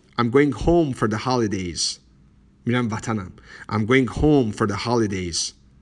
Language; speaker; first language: English; non-native, fluent; Persian